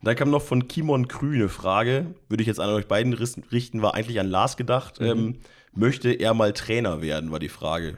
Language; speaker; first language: German; native; German